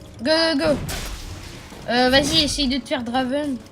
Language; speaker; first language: French; native; French